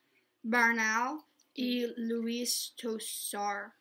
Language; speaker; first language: Spanish; non-native, learner; English